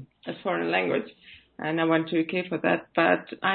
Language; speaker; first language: English; non-native, fluent; Russian